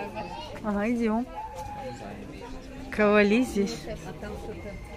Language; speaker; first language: Russian; native; Russian